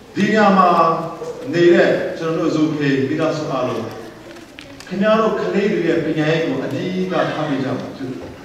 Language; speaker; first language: Burmese; non-native, local second language; Hakha Chin